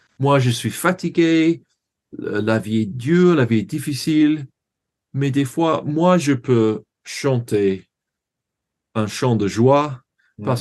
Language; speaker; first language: French; non-native, fluent; English